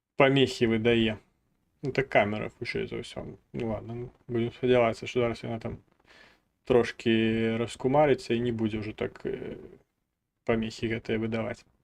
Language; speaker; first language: Belarusian; non-native, local second language; Russian